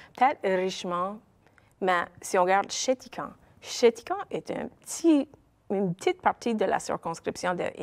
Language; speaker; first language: French; native; French